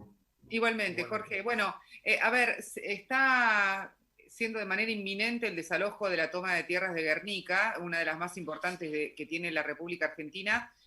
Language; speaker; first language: Spanish; native; Spanish